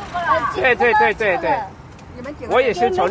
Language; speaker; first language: Chinese; non-native, fluent; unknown